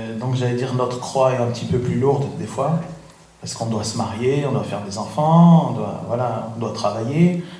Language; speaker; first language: French; non-native, fluent; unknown